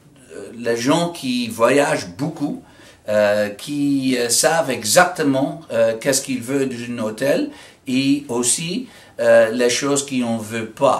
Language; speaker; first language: French; non-native, fluent; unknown